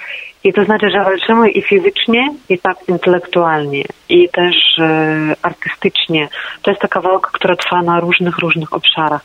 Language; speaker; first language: Polish; non-native, fluent; Ukrainian